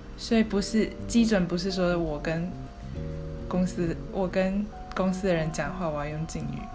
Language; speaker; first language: Chinese; native; Chinese